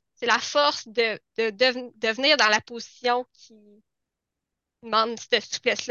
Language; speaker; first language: French; native; French